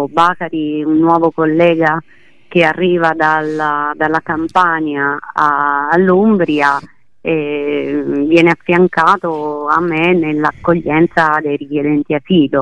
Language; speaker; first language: Italian; native; Italian